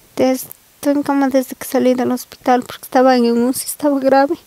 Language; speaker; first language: Spanish; native; Spanish